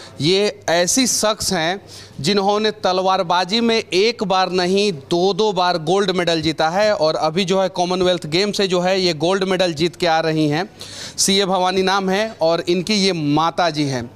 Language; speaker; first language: Hindi; native; Hindi